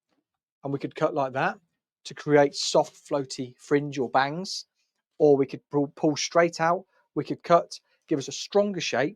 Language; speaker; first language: English; native; English